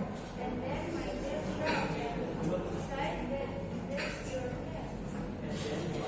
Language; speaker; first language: English; non-native, learner; Indonesian